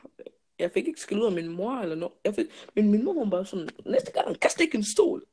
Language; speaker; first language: Danish; early bilingual, other home language; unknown